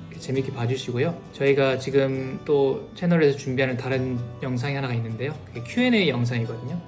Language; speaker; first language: Korean; native; Korean